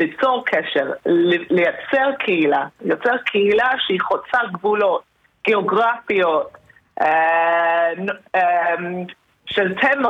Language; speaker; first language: Hebrew; non-native, fluent; English